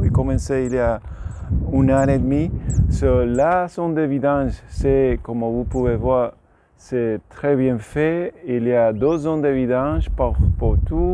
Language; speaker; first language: French; non-native, learner; Spanish